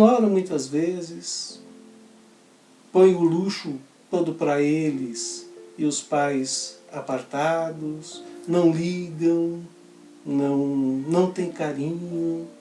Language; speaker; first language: Portuguese; native; Portuguese